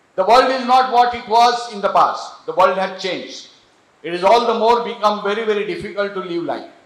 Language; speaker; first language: English; non-native, local second language; Marathi